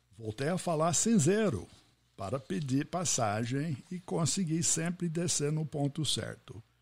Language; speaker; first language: Portuguese; non-native, fluent; English